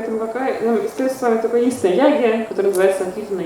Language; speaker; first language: Russian; native; Russian